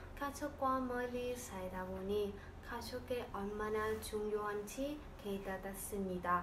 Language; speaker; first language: Korean; non-native, learner; Vietnamese